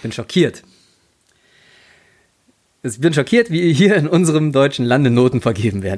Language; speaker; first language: German; native; German